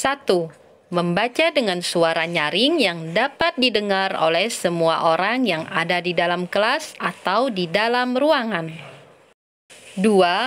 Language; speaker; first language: Indonesian; native; Indonesian